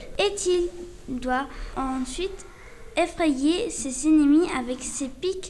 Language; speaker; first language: French; non-native, learner; Spanish